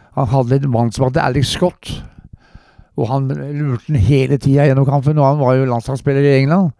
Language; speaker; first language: Norwegian; native; Norwegian